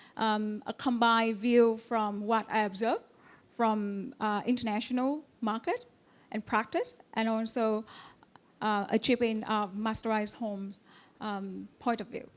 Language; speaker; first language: English; non-native, fluent; Vietnamese